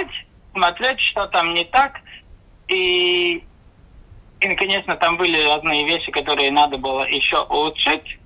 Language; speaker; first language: Russian; non-native, local second language; Latvian